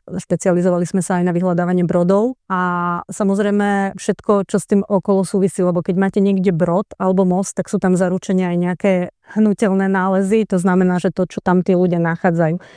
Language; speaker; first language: Slovak; native; Slovak